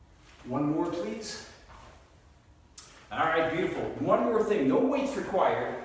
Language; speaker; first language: English; native; English